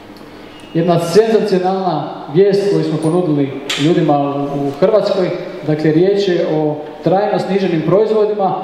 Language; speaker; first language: Croatian; native; Croatian